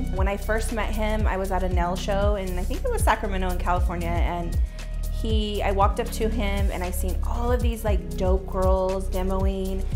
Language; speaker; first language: English; native; English